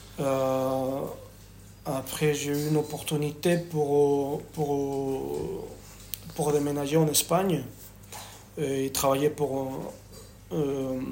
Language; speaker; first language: French; non-native, fluent; Spanish